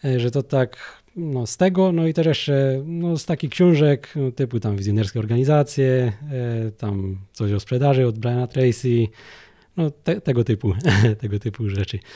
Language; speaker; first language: Polish; native; Polish